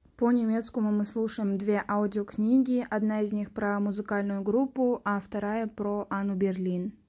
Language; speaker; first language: Russian; non-native, local second language; Uzbek